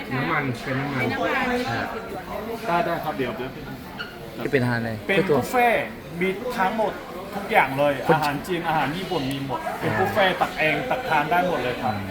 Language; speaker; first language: Thai; native; Thai